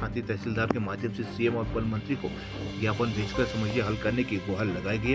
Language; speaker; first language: Hindi; native; Hindi